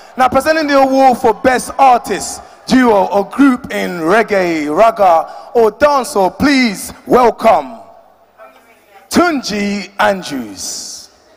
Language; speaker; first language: English; early bilingual, other home language; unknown